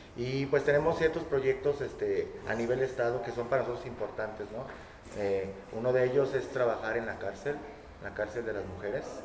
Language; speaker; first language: Spanish; native; Spanish